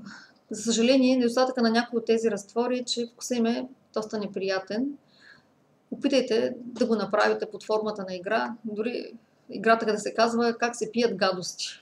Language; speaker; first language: Bulgarian; native; Bulgarian